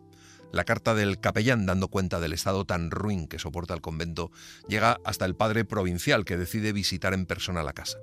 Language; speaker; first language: Spanish; native; Spanish